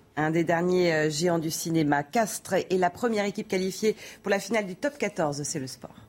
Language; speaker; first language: French; native; French